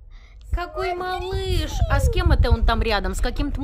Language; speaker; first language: Russian; native; Russian